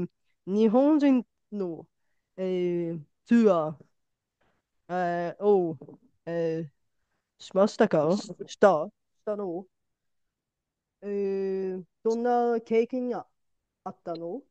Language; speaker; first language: Japanese; non-native, learner; Bulgarian